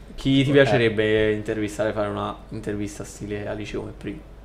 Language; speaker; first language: Italian; native; Italian